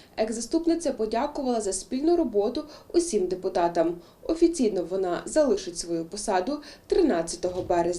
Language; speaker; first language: Ukrainian; native; Ukrainian